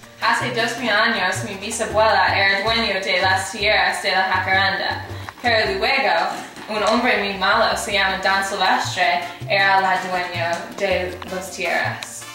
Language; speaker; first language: Spanish; non-native, learner; English